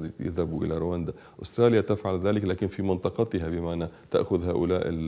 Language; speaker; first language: Arabic; native; Arabic